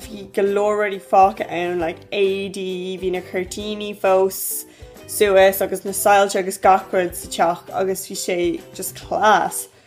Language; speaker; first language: Irish; non-native, local second language; English